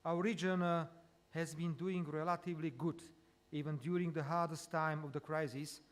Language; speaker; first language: English; non-native, fluent; Slovak